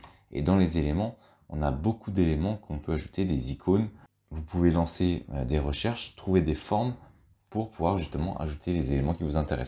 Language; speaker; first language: French; native; French